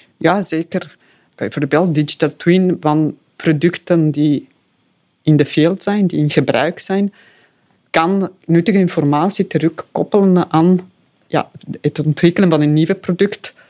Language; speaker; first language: Dutch; non-native, fluent; Italian